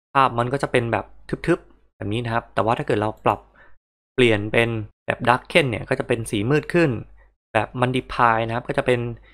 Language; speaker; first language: Thai; native; Thai